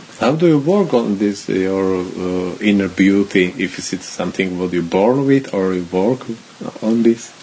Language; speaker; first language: English; non-native, learner; Slovak